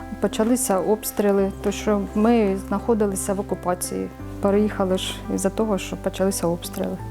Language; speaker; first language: Ukrainian; native; Ukrainian